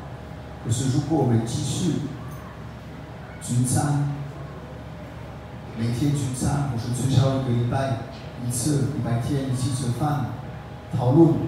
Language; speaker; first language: Chinese; non-native, fluent; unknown